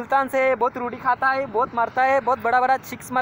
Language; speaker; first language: Hindi; non-native, learner; Bangla